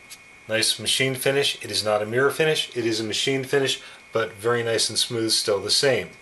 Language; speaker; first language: English; native; English